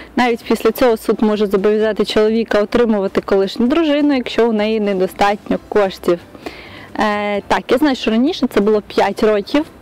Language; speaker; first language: Ukrainian; native; Ukrainian